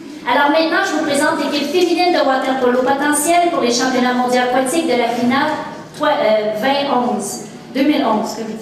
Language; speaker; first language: French; native; French